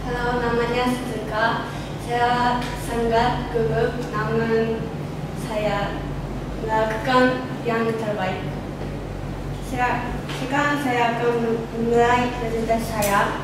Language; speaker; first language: Indonesian; non-native, learner; Japanese